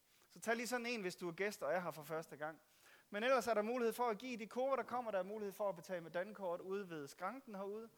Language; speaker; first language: Danish; native; Danish